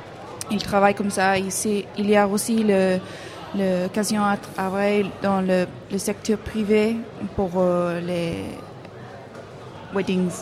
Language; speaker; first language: French; non-native, fluent; Hebrew